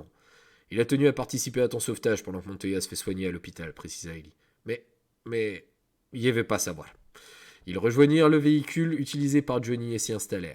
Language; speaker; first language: French; native; French